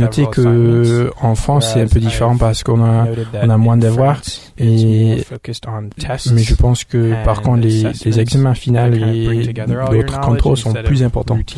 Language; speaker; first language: French; non-native, fluent; English